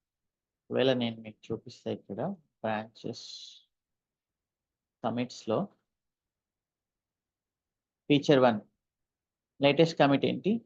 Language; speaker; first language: Telugu; native; Telugu